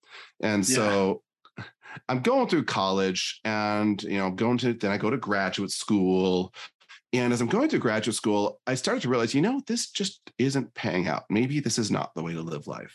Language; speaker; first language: English; native; English